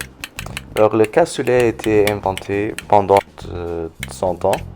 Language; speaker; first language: French; non-native, learner; English